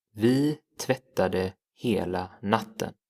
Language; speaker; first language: Swedish; non-native, fluent; English